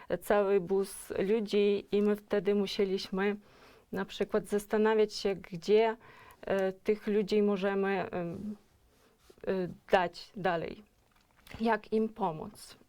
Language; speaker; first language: Polish; non-native, fluent; Ukrainian